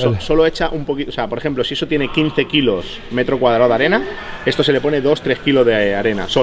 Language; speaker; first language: Spanish; native; Spanish